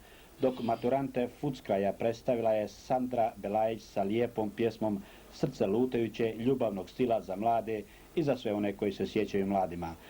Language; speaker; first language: Croatian; native; Croatian